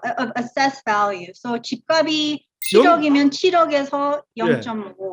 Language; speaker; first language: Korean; early bilingual, heritage; Korean